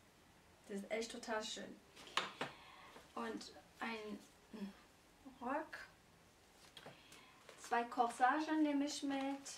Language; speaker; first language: German; non-native, fluent; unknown